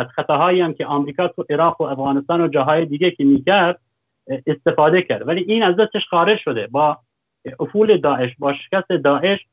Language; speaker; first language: Persian; non-native, local second language; Kurdish